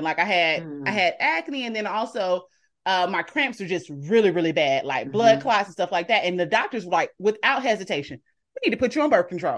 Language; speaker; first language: English; native; English